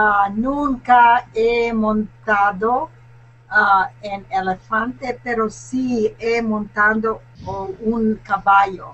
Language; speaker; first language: Spanish; non-native, learner; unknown